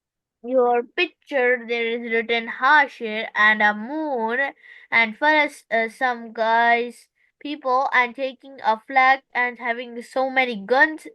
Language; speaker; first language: English; non-native, local second language; Urdu